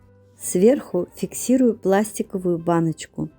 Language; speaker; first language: Russian; native; Russian